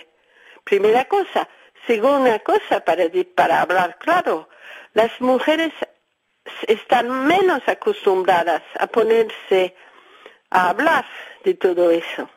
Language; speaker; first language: Spanish; early bilingual, heritage; Spanish